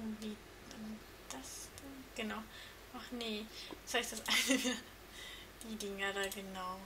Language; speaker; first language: German; native; German